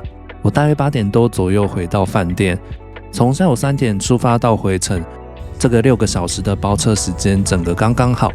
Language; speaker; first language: Chinese; native; Chinese